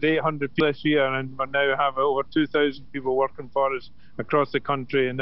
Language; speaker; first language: English; native; English